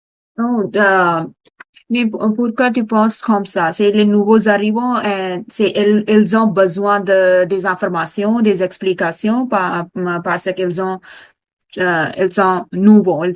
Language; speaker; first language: French; non-native, learner; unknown